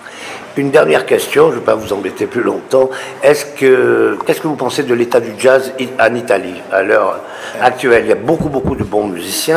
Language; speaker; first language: French; native; French